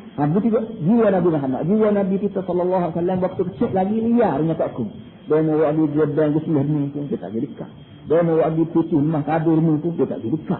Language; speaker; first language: Malay; native; Malay